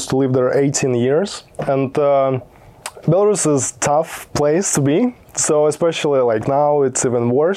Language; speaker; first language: English; non-native, fluent; Russian